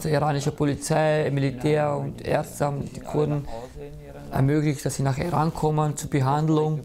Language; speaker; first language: German; early bilingual, other home language; Kurdish